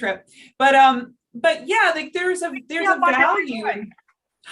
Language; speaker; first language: English; native; English